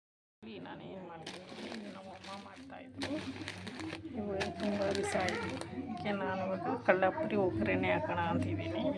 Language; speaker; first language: Kannada; native; Kannada